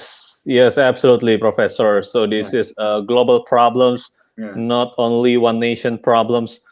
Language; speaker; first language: English; non-native, fluent; Indonesian